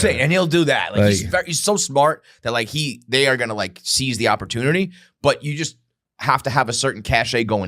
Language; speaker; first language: English; native; English